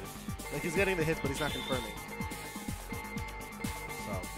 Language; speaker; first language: English; native; English